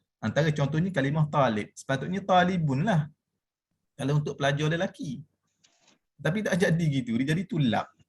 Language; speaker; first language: Malay; native; Malay